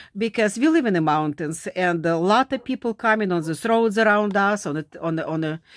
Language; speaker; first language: English; non-native, fluent; Slovak